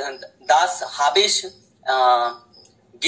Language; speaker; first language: German; non-native, learner; Hindi